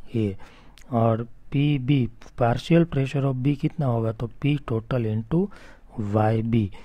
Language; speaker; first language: Hindi; non-native, local second language; Gujarati